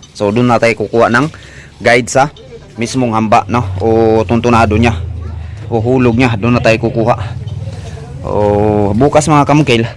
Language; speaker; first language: Filipino; non-native, local second language; Cebuano